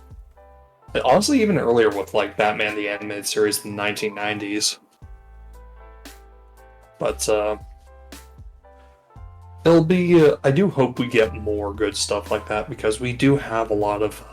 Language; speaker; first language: English; native; English